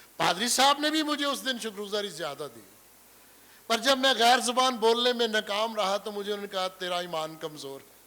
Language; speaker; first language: Urdu; non-native, local second language; Punjabi